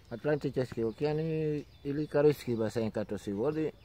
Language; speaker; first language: Bulgarian; non-native, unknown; Spanish